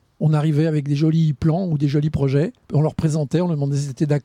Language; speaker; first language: French; native; French